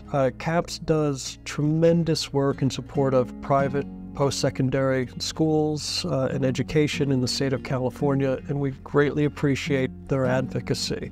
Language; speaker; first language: English; native; English